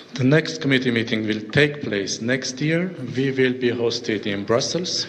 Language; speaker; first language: English; non-native, fluent; Armenian